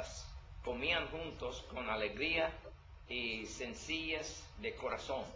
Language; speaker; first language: Spanish; non-native, learner; English